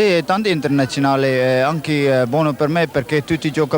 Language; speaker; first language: Italian; non-native, learner; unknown